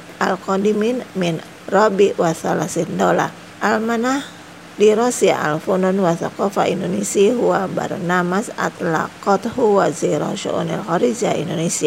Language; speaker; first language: Arabic; non-native, fluent; Indonesian